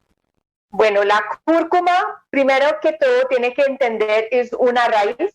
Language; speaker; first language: Spanish; non-native, fluent; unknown